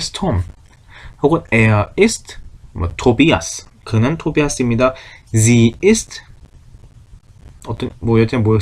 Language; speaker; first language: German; non-native, fluent; Korean